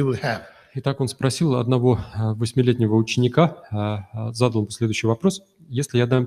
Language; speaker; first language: Russian; native; Russian